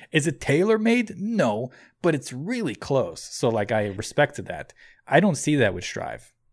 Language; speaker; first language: English; native; English